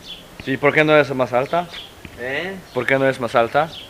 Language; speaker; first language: Spanish; non-native, learner; Polish